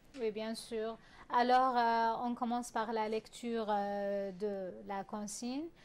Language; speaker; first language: French; non-native, fluent; Arabic